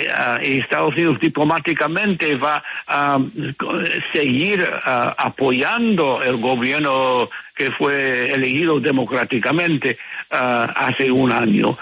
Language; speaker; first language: Spanish; non-native, fluent; English